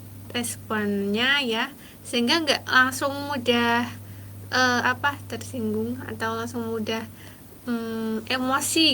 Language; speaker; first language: Indonesian; native; Indonesian